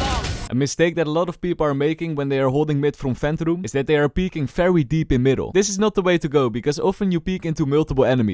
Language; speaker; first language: English; non-native, fluent; Dutch